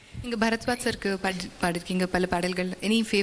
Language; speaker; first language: Tamil; native; Tamil